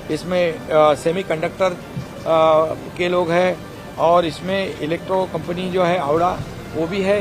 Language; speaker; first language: Hindi; non-native, local second language; Marathi